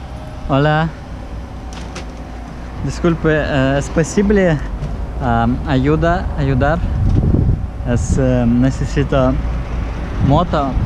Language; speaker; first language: Spanish; non-native, learner; Russian